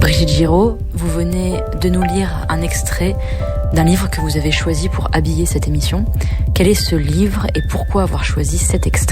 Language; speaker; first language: French; native; French